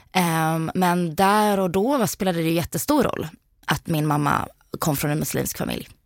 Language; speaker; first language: Swedish; early bilingual, other home language; Bosnian